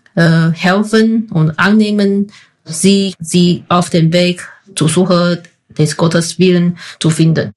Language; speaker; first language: German; non-native, fluent; Chinese